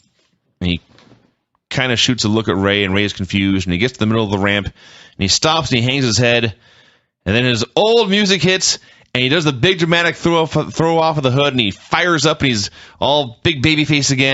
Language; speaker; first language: English; native; English